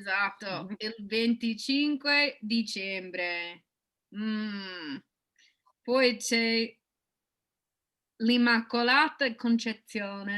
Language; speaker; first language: Italian; non-native, fluent; English